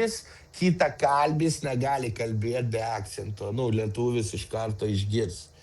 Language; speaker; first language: Lithuanian; non-native, local second language; Russian